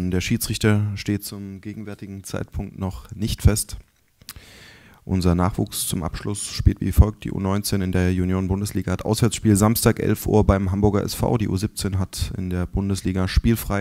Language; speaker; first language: German; native; German